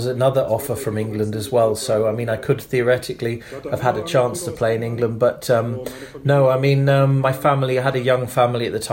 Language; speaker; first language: English; non-native, fluent; German